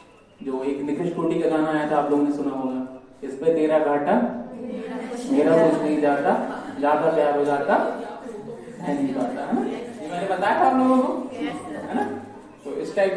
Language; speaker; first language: Hindi; native; Hindi